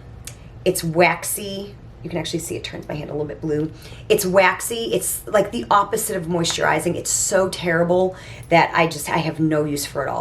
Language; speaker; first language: English; native; English